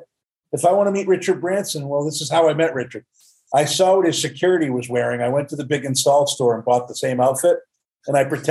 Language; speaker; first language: English; native; English